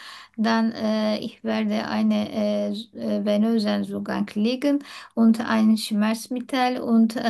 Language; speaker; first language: German; non-native, learner; Turkish